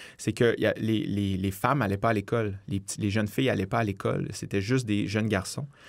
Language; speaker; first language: French; native; French